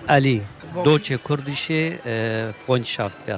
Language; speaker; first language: German; non-native, learner; Kurdish